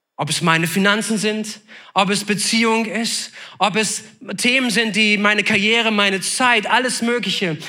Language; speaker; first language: German; native; German